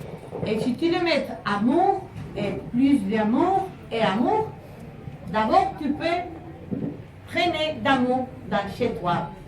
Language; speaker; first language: French; non-native, learner; Spanish